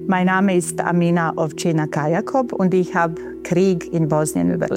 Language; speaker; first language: German; non-native, fluent; Bosnian